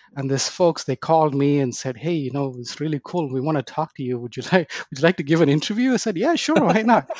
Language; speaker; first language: English; non-native, local second language; Tamil